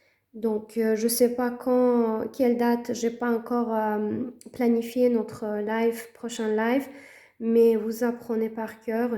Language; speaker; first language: French; native; French